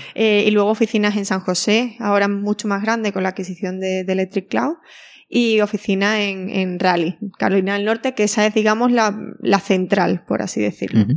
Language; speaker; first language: Spanish; native; Spanish